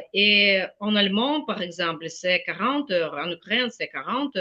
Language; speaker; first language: French; non-native, fluent; Ukrainian